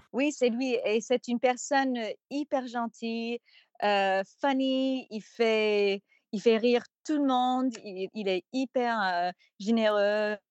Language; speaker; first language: French; non-native, fluent; English